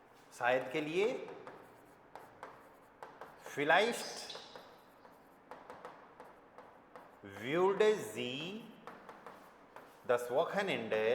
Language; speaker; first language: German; non-native, fluent; Hindi